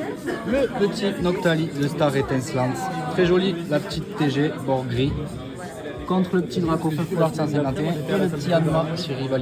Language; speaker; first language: French; native; French